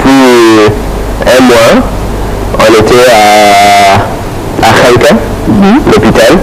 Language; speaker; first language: French; non-native, fluent; Arabic